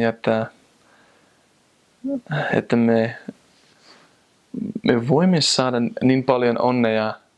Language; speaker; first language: Finnish; non-native, fluent; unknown